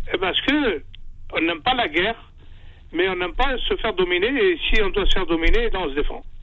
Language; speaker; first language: French; non-native, local second language; Kabyle